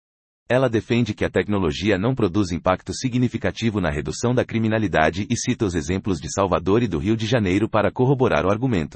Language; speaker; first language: Portuguese; native; Portuguese